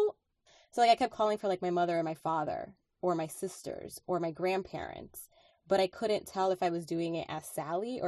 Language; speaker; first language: English; non-native, fluent; Spanish